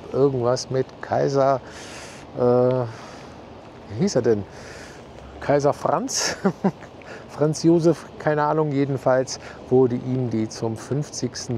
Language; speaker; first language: German; native; German